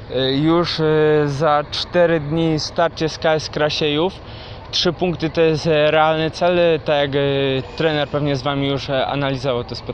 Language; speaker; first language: Polish; native; Polish